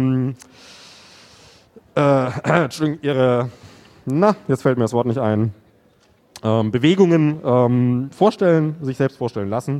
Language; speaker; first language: German; native; German